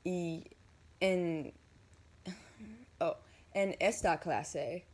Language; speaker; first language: Spanish; non-native, learner; English